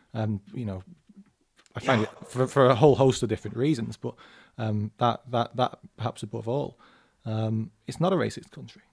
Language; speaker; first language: English; native; English